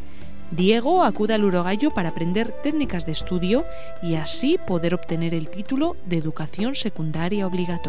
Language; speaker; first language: Spanish; native; Spanish